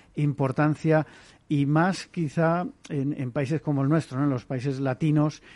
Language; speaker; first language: Spanish; native; Spanish